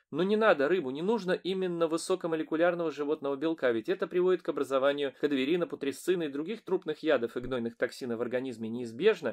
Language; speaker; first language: Russian; native; Russian